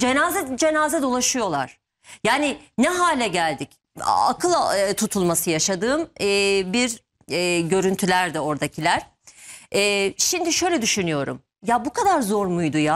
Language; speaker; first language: Turkish; native; Turkish